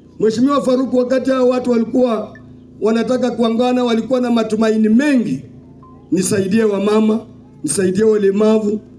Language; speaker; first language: Swahili; non-native, local second language; Luyia